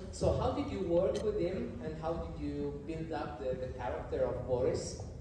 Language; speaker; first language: English; non-native, fluent; Italian